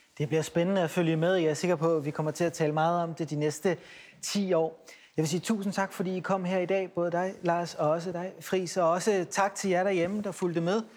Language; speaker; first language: Danish; native; Danish